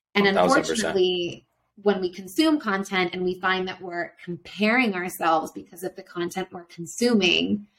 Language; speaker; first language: English; native; English